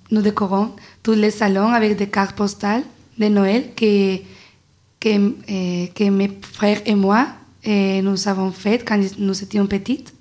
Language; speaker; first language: French; non-native, fluent; Spanish